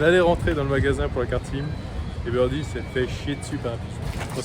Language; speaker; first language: French; native; French